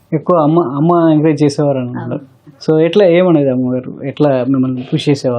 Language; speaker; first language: Telugu; native; Telugu